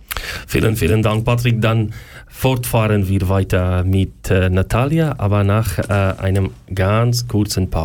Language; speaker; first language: German; non-native, learner; Ukrainian